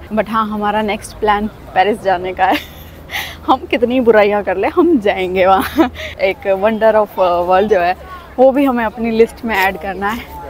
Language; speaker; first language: Hindi; native; Hindi